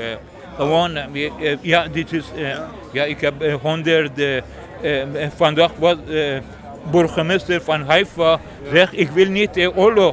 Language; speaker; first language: Dutch; non-native, learner; Persian